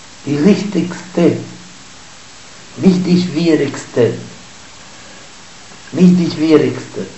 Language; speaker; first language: German; non-native, fluent; Arabic